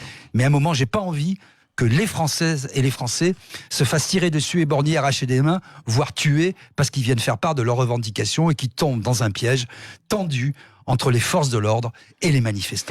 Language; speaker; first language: French; native; French